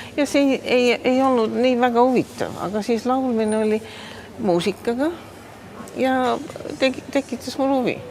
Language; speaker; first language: Estonian; early bilingual, heritage; Estonian